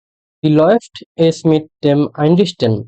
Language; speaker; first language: German; non-native, fluent; Bangla